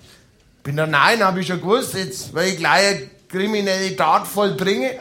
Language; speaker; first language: German; native; German